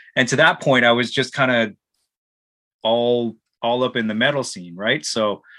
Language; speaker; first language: English; native; English